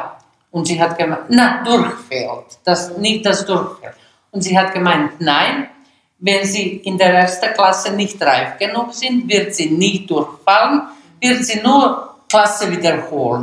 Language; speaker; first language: German; non-native, fluent; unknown